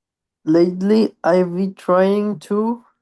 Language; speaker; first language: English; non-native, learner; Spanish